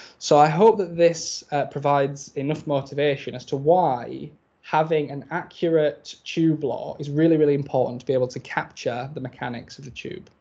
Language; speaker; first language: English; native; English